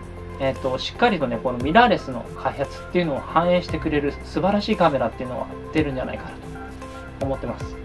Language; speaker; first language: Japanese; native; Japanese